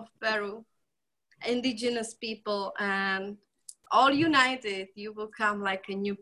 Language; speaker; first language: English; non-native, fluent; Czech